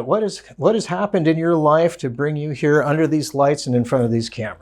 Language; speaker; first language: English; native; English